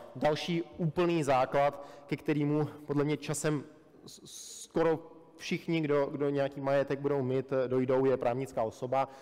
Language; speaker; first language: Czech; early bilingual, other home language; Russian